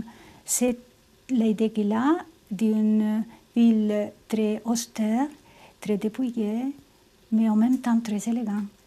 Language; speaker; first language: French; non-native, fluent; Spanish